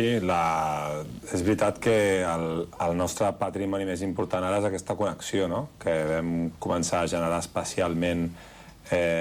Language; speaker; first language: Catalan; native; Catalan